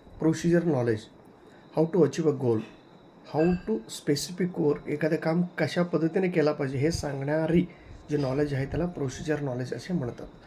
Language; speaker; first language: Marathi; non-native, local second language; Kannada